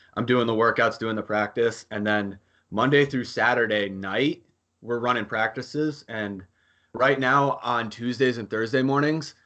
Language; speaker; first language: English; native; English